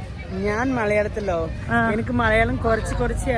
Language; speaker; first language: Malayalam; non-native, learner; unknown